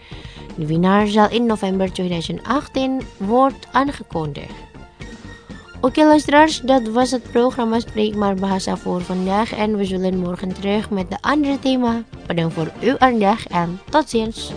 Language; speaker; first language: Dutch; non-native, learner; Indonesian